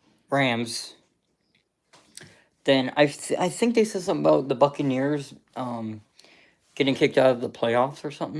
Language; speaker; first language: English; native; English